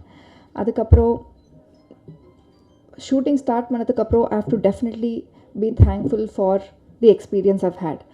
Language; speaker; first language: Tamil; non-native, learner; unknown